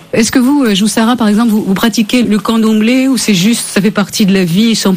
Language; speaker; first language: French; native; French